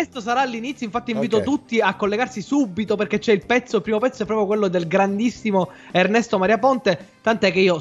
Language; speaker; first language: Italian; native; Italian